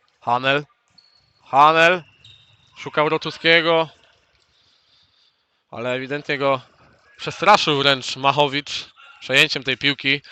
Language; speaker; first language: Polish; native; Polish